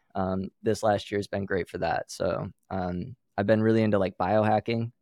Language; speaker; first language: English; native; English